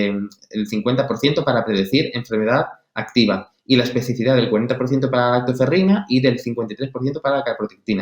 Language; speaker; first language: Spanish; native; Spanish